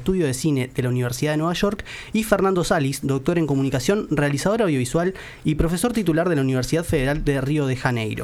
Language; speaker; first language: Spanish; native; Spanish